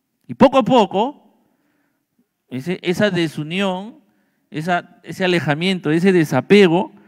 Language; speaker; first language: Spanish; native; Spanish